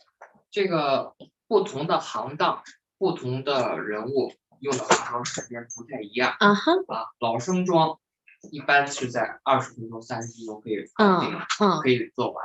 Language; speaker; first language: Chinese; native; Chinese